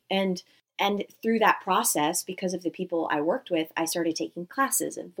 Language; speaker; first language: English; native; English